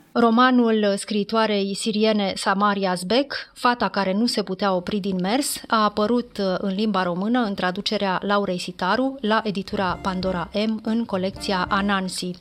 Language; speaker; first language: Romanian; native; Romanian